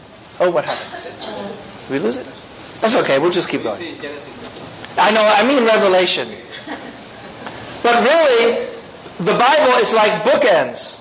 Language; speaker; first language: English; native; English